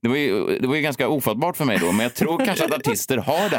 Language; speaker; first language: Swedish; native; Swedish